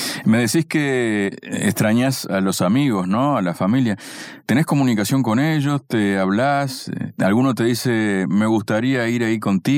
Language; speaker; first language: Spanish; native; Spanish